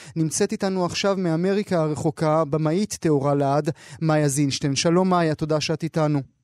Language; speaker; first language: Hebrew; native; Hebrew